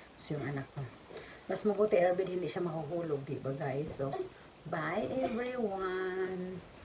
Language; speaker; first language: Filipino; non-native, local second language; Cebuano